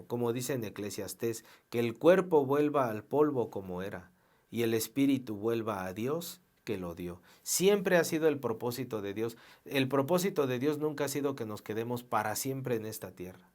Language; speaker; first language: Spanish; native; Spanish